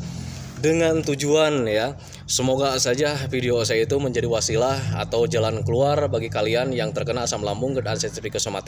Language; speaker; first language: Indonesian; native; Indonesian